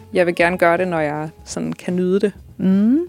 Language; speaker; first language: Danish; native; Danish